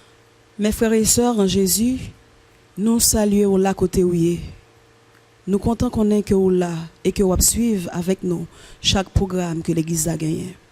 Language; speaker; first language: French; non-native, local second language; Haitian Creole